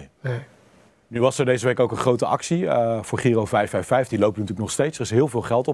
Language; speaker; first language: Dutch; native; Dutch